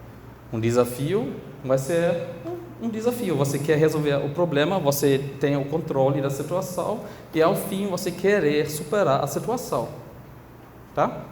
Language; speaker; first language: Portuguese; non-native, fluent; German